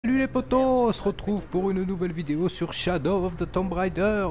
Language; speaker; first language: French; native; French